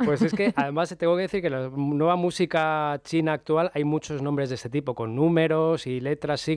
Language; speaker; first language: Spanish; native; Spanish